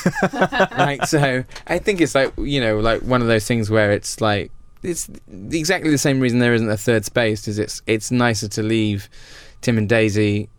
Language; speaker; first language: English; native; English